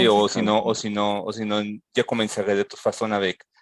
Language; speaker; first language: French; non-native, fluent; Spanish